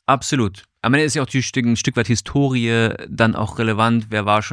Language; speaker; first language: German; native; German